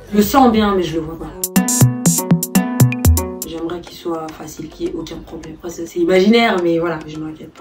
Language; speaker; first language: French; native; French